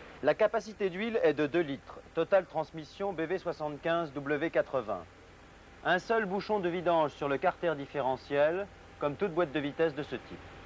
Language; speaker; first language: French; native; French